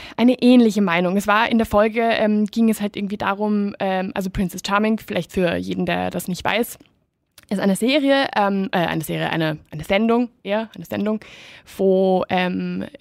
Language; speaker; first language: German; non-native, fluent; Spanish